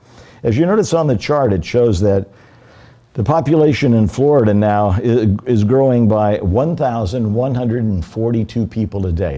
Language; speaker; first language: English; native; English